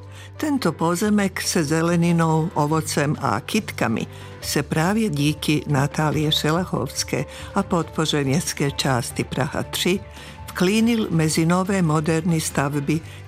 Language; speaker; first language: Czech; non-native, fluent; Serbian